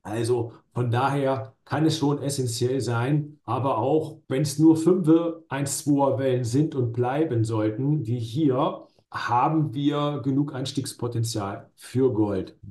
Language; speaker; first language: German; native; German